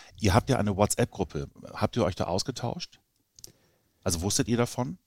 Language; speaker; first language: German; native; German